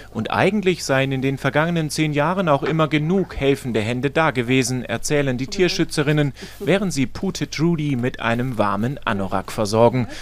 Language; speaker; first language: German; native; German